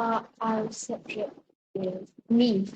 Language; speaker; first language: English; non-native, learner; Vietnamese